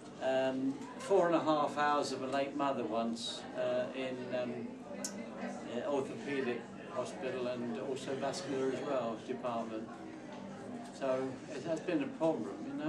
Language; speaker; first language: English; native; English